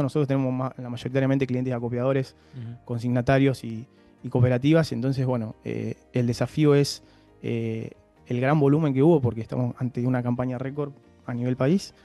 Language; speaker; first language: Spanish; native; Spanish